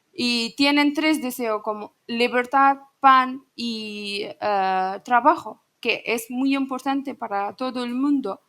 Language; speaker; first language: Spanish; non-native, learner; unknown